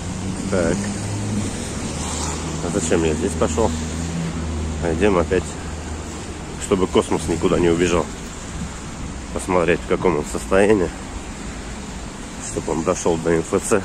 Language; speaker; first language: Russian; native; Russian